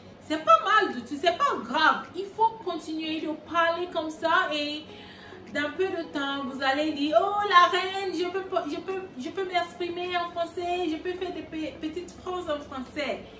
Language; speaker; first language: French; non-native, fluent; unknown